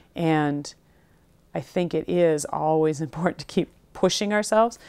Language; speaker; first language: English; native; English